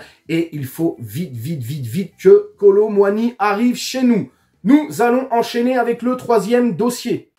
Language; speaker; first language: French; native; French